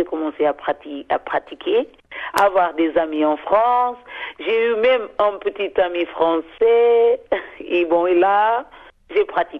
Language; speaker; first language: French; non-native, fluent; Portuguese